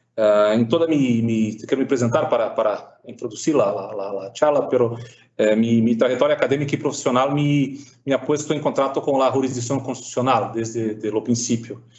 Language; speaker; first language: Spanish; non-native, fluent; Portuguese